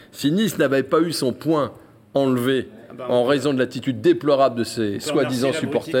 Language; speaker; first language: French; native; French